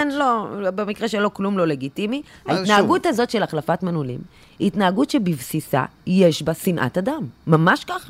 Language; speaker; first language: Hebrew; native; Hebrew